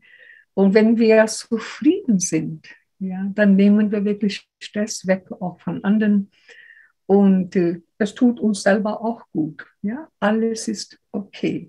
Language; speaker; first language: German; non-native, fluent; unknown